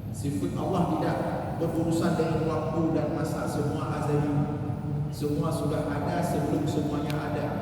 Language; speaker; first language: Malay; non-native, local second language; Achinese